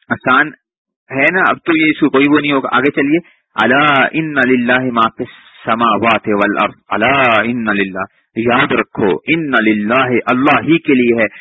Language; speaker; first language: Urdu; native; Urdu